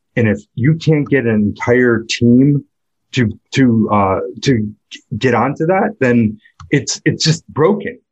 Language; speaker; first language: English; native; English